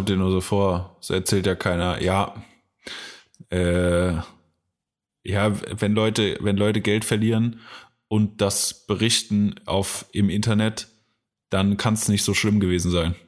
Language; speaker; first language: German; native; German